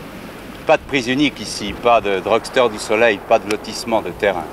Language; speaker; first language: French; native; French